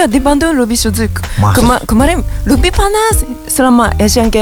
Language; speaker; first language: Indonesian; non-native, learner; Japanese